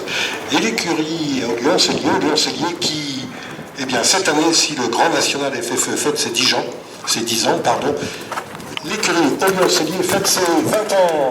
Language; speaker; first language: French; native; French